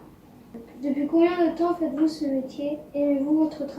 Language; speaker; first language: French; native; French